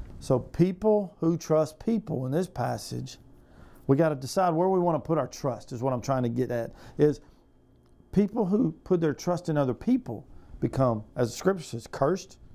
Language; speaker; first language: English; native; English